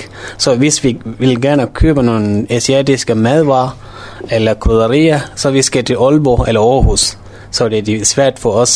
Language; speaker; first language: Danish; non-native, learner; Tamil